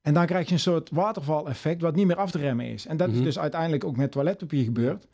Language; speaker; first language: Dutch; native; Dutch